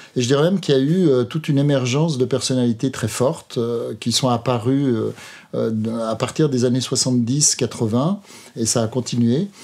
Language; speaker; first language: French; native; French